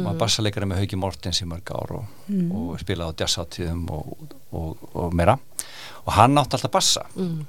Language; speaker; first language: Icelandic; native; Icelandic